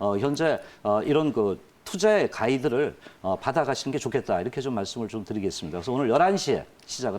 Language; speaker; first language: Korean; native; Korean